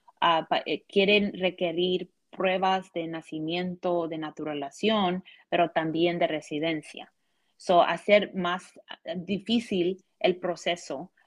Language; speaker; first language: Spanish; early bilingual, heritage; Spanish